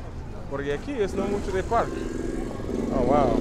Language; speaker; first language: Spanish; non-native, learner; English